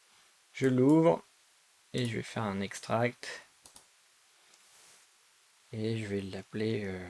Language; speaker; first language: French; native; French